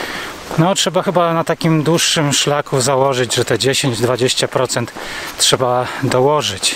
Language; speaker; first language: Polish; native; Polish